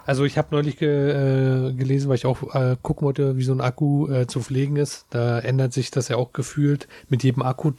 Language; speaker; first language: German; native; German